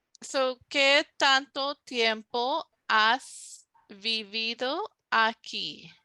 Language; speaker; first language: Spanish; non-native, fluent; English